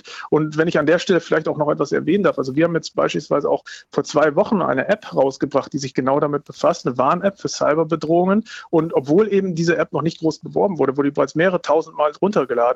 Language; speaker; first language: German; native; German